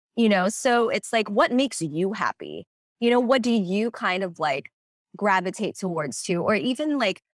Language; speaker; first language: English; non-native, local second language; Cantonese